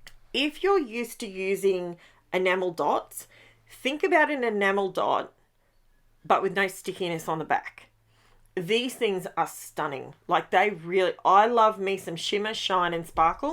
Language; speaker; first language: English; native; English